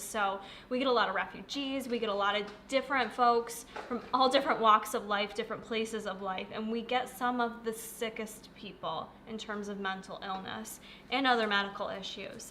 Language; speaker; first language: English; native; English